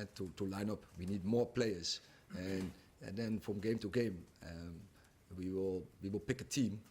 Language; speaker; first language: English; non-native, fluent; Dutch